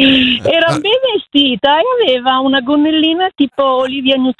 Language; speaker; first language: Italian; native; Italian